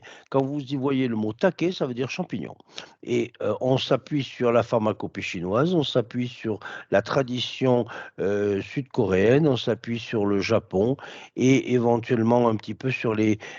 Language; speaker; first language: French; native; French